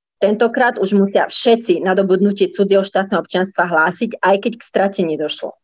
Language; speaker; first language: Slovak; native; Slovak